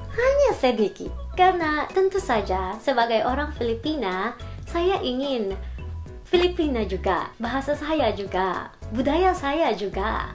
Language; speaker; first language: Indonesian; non-native, learner; Filipino